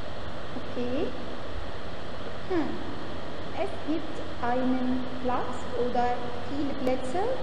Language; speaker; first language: German; non-native, fluent; Arabic